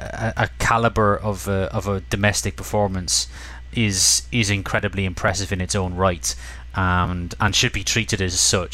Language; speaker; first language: English; native; English